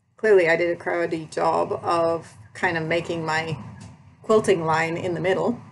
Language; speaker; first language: English; native; English